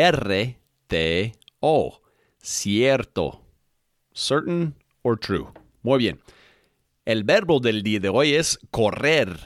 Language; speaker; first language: Spanish; non-native, fluent; English